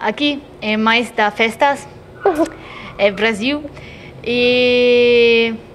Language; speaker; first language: Portuguese; non-native, learner; German